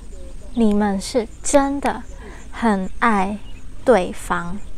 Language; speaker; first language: Chinese; non-native, learner; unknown